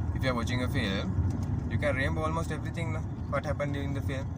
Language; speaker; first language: English; non-native, local second language; Sinhala